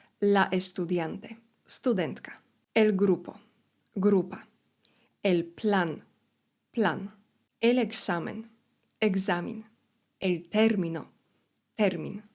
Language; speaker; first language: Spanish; non-native, fluent; Polish